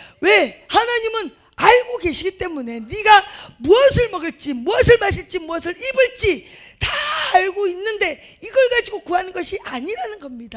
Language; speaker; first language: Korean; native; Korean